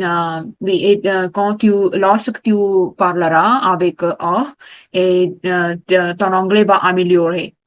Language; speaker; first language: French; non-native, learner; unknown